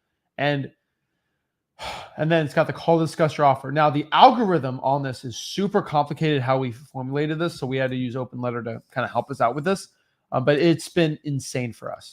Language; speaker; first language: English; native; English